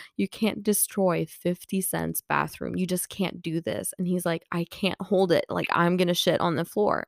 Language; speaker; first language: English; non-native, fluent; Swedish